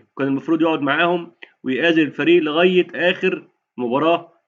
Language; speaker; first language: Arabic; native; Arabic